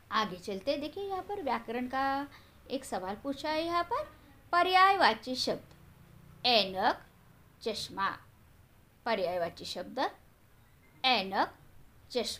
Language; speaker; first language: Hindi; non-native, local second language; Marathi